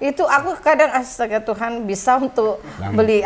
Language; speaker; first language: Indonesian; native; Indonesian